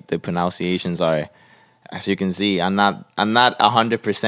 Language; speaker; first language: English; non-native, fluent; Spanish